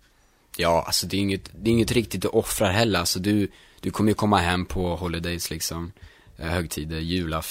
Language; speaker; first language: Swedish; native; Swedish